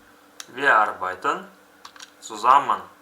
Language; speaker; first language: German; non-native, fluent; Uzbek